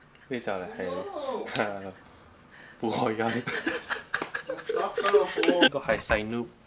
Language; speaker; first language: Cantonese; early bilingual, heritage; Cantonese